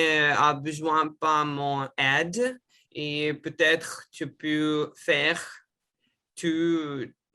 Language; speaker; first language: French; non-native, learner; Russian